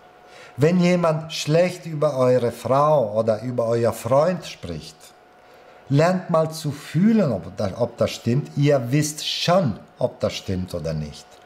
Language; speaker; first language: German; non-native, fluent; Italian